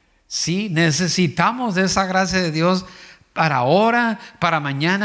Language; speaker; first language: Spanish; native; Spanish